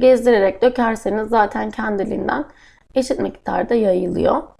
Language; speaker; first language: Turkish; native; Turkish